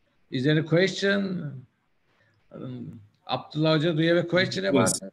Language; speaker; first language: English; non-native, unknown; Turkish